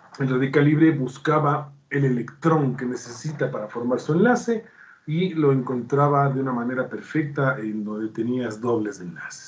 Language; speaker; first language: Spanish; native; Spanish